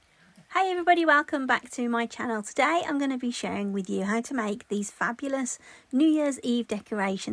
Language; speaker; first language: English; native; English